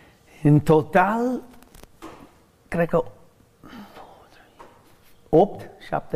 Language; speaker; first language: Romanian; non-native, learner; English